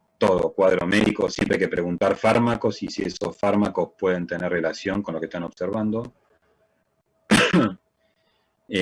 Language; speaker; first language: Spanish; native; Spanish